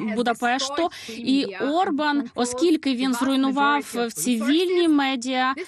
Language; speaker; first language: Ukrainian; non-native, fluent; Hungarian